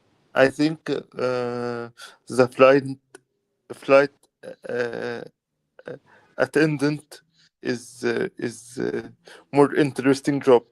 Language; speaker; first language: English; non-native, learner; Arabic